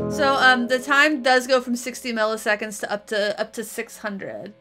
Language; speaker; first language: English; native; English